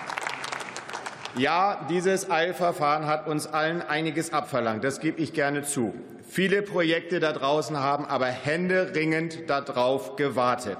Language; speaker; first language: German; native; German